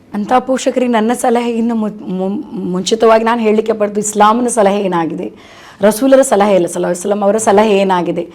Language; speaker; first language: Kannada; non-native, local second language; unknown